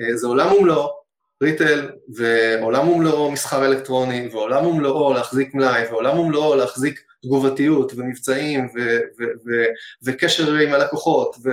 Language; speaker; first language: Hebrew; native; Hebrew